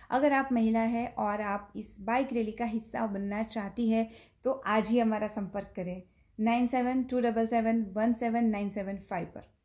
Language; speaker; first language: Hindi; non-native, local second language; Gujarati